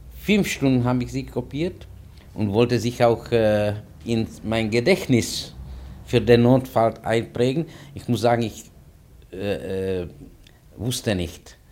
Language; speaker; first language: German; non-native, fluent; Czech